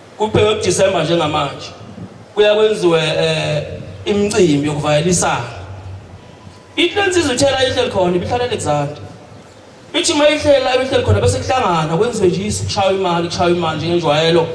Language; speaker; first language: Zulu; native; Zulu